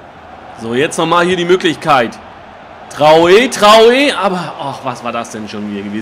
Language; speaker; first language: German; native; German